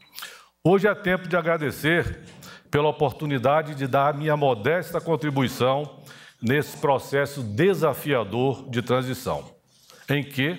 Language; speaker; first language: Portuguese; native; Portuguese